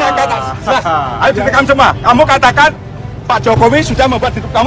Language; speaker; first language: Indonesian; native; Indonesian